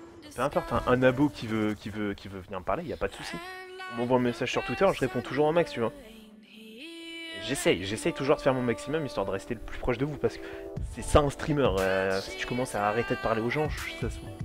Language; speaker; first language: French; native; French